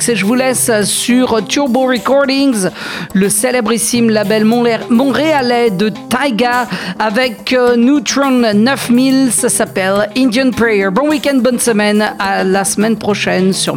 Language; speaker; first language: French; native; French